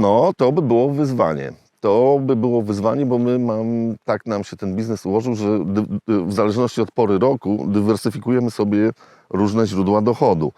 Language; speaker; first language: Polish; native; Polish